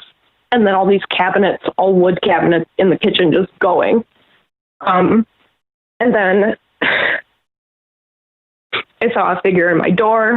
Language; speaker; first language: English; native; English